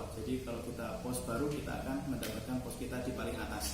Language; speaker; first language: Indonesian; native; Indonesian